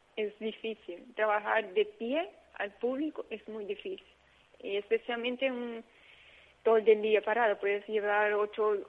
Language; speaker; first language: Spanish; early bilingual, heritage; Spanish